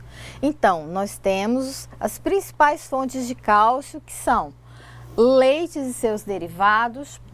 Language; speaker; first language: Portuguese; native; Portuguese